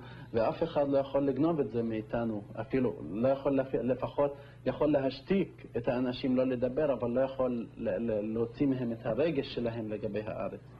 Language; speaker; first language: Hebrew; non-native, local second language; Arabic